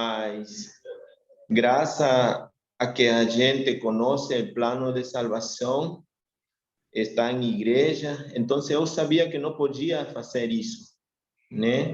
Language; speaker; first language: Portuguese; non-native, learner; Spanish